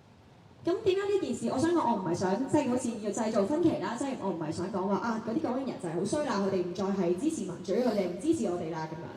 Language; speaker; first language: Cantonese; native; Cantonese